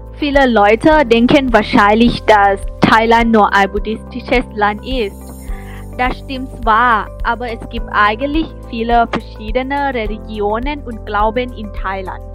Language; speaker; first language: German; non-native, learner; Thai